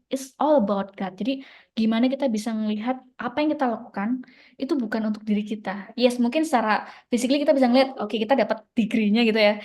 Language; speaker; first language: Indonesian; native; Indonesian